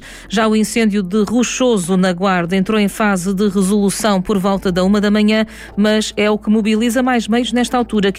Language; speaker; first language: Portuguese; native; Portuguese